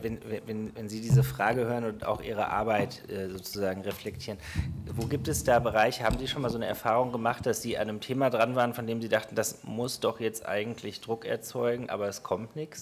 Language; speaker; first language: German; native; German